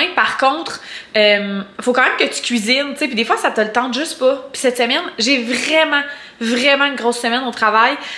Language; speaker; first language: French; native; French